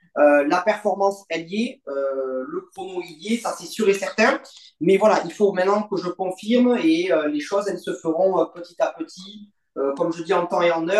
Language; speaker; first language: French; native; French